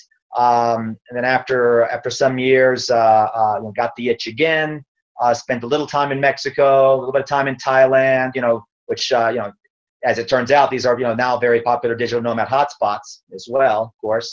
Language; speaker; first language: English; native; English